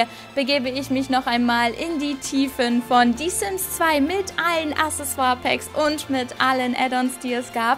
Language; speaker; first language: German; native; German